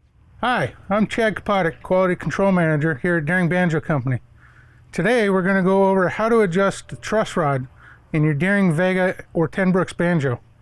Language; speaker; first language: English; native; English